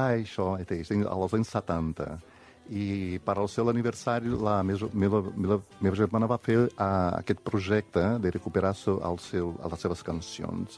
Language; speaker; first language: Catalan; non-native, fluent; Portuguese